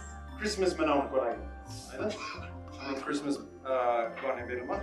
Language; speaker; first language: Nepali; non-native, learner; English